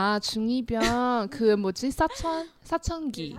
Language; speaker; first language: Korean; non-native, fluent; Chinese